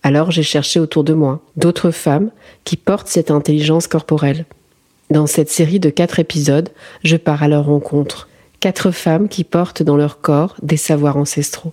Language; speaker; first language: French; early bilingual, other home language; Berber languages